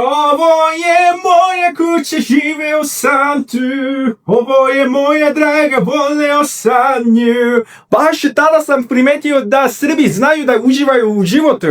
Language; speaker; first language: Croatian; non-native, fluent; Korean